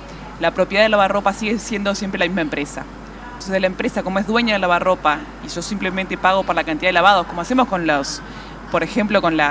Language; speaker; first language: Spanish; native; Spanish